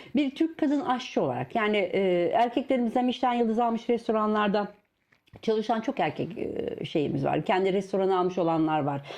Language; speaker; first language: Turkish; native; Turkish